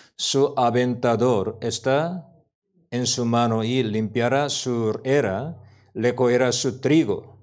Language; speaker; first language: Spanish; non-native, learner; Korean